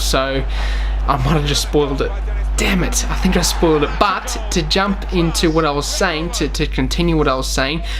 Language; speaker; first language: English; native; English